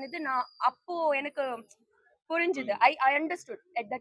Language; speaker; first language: Tamil; non-native, fluent; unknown